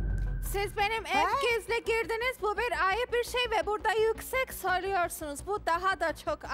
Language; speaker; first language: Turkish; non-native, learner; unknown